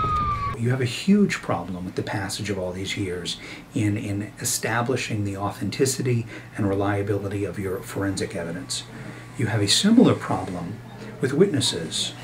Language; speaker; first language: English; native; English